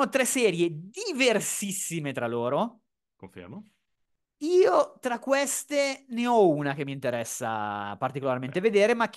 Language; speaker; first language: Italian; native; Italian